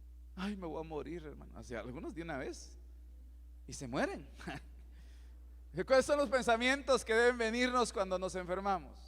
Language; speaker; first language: Spanish; native; Spanish